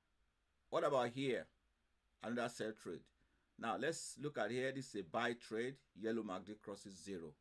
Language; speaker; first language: English; non-native, fluent; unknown